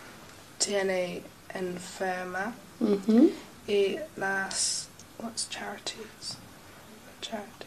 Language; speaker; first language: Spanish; non-native, learner; English